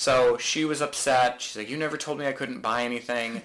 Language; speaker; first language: English; native; English